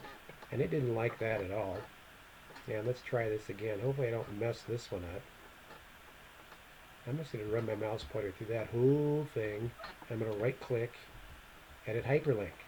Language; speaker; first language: English; native; English